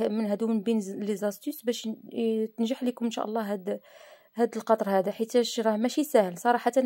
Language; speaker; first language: Arabic; native; Arabic